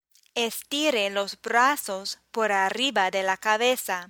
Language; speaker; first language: Spanish; non-native, fluent; English